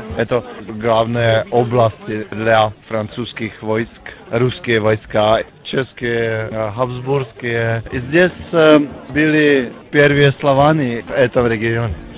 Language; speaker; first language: Russian; non-native, learner; Czech